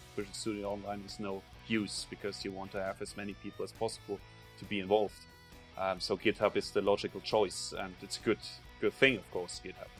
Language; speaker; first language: English; non-native, fluent; German